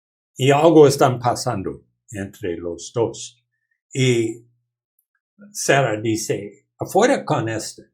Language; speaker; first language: Spanish; non-native, learner; English